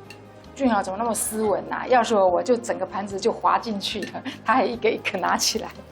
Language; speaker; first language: Chinese; native; Chinese